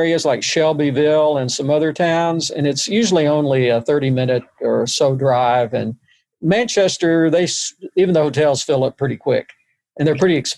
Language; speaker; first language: English; native; English